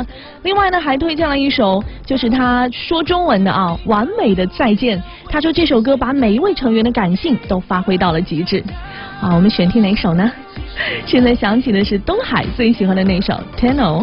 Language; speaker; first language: Chinese; native; Chinese